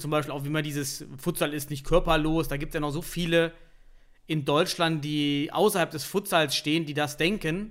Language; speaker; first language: German; native; German